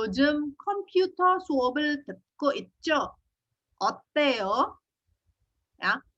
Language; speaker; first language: Korean; non-native, fluent; Indonesian